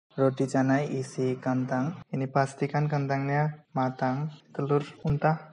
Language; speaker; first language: Indonesian; non-native, fluent; Bangla